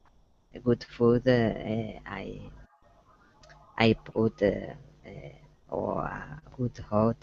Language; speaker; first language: English; non-native, learner; Spanish